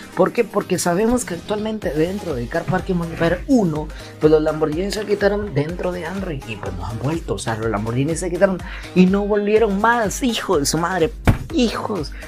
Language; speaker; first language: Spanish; native; Spanish